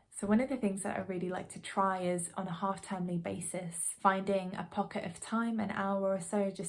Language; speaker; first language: English; native; English